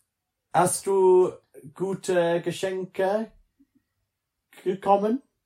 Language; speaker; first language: German; non-native, learner; English